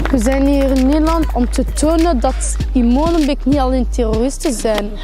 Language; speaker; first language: Dutch; non-native, local second language; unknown